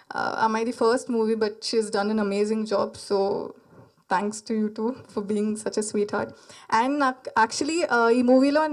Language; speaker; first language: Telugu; non-native, learner; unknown